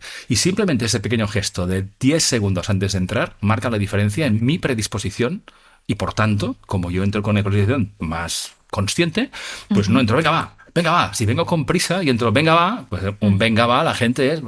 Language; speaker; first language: Spanish; native; Spanish